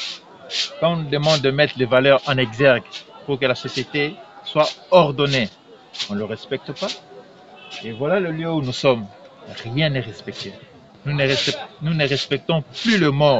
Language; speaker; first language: French; non-native, local second language; Lingala